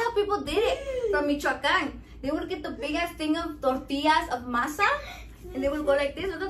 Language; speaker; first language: English; early bilingual, other home language; Spanish